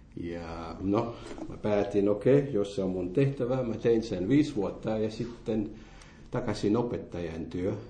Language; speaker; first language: Finnish; non-native, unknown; Morisyen